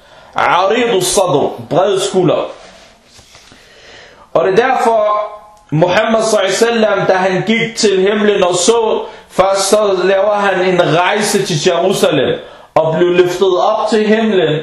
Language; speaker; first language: Danish; non-native, fluent; Arabic